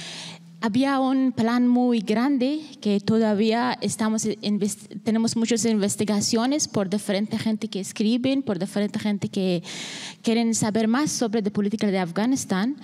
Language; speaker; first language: Spanish; non-native, learner; Persian